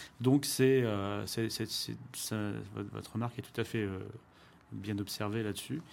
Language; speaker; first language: French; native; French